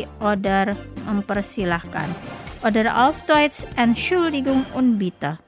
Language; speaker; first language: German; non-native, fluent; Indonesian